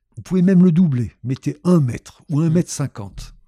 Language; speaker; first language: French; native; French